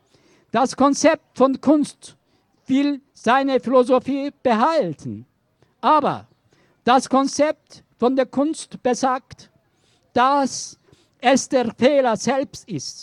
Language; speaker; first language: German; non-native, learner; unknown